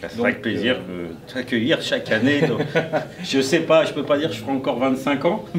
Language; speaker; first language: French; native; French